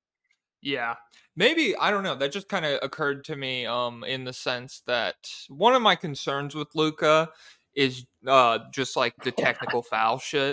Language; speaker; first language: English; native; English